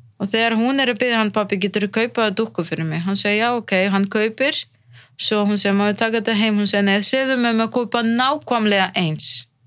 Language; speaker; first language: Icelandic; non-native, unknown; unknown